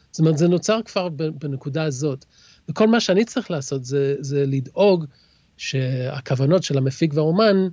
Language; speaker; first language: Hebrew; early bilingual, other home language; English